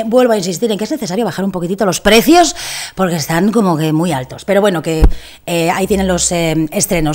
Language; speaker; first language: Spanish; native; Spanish